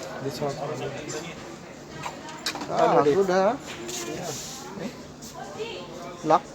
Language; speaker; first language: English; non-native, learner; Filipino